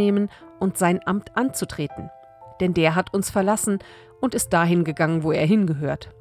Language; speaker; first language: German; native; German